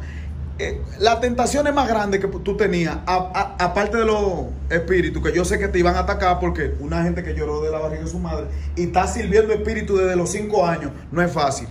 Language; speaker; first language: Spanish; native; Spanish